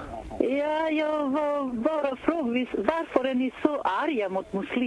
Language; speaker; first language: Swedish; non-native, fluent; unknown